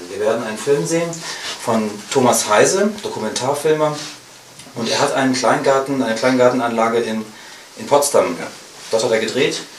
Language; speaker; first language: German; native; German